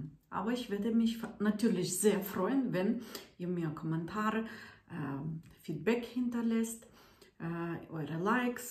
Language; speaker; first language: German; non-native, fluent; Russian